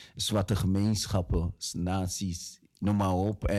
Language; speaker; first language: Dutch; early bilingual, other home language; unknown